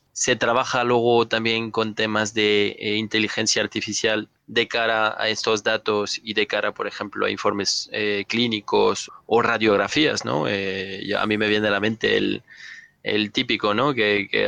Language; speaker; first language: Spanish; non-native, fluent; French